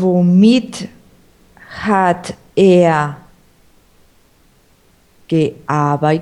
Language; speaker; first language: German; non-native, learner; Spanish